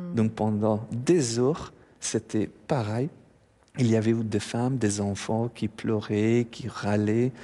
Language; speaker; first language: French; non-native, fluent; Persian